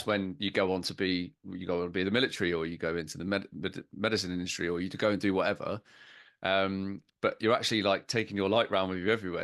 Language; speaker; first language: English; native; English